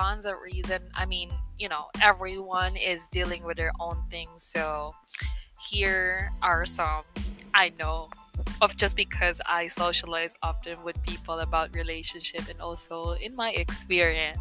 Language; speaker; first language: English; non-native, local second language; Filipino